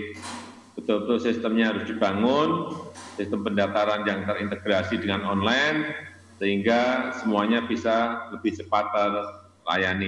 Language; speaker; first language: Indonesian; non-native, local second language; Javanese